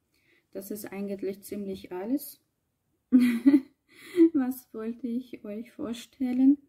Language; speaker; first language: German; non-native, learner; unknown